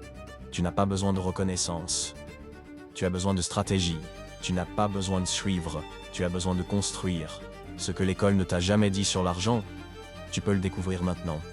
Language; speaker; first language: French; native; French